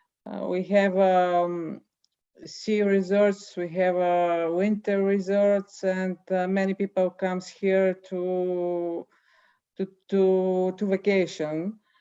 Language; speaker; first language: English; non-native, learner; Bulgarian